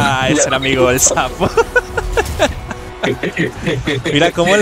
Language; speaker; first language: Spanish; native; Spanish